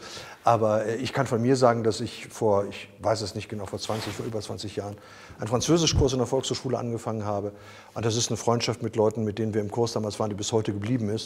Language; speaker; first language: German; native; German